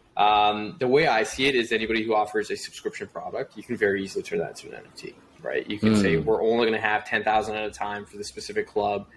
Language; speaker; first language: English; native; English